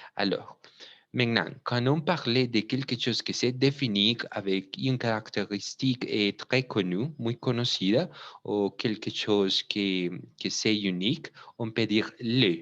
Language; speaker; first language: French; non-native, learner; Spanish